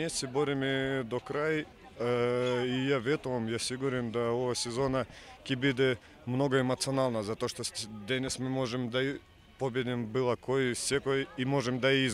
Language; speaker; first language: Macedonian; non-native, fluent; Russian